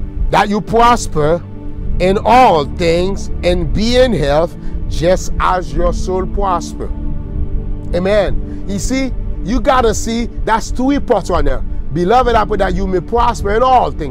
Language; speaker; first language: English; non-native, fluent; Haitian Creole